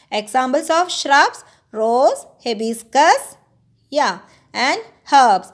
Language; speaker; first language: English; non-native, local second language; Malayalam